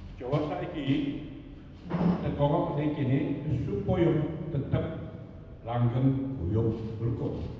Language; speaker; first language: Javanese; early bilingual, heritage; Javanese